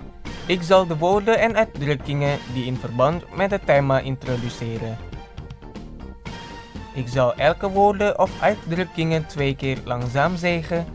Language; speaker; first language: Dutch; non-native, fluent; Indonesian